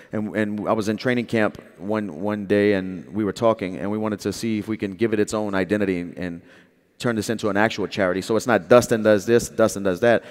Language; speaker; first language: English; native; English